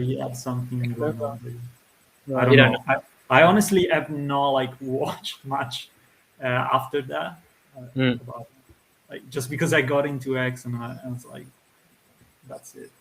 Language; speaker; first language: English; non-native, fluent; Italian